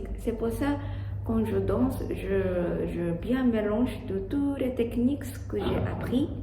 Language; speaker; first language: French; non-native, learner; Japanese